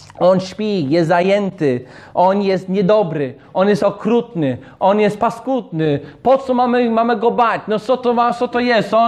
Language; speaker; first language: Polish; non-native, fluent; English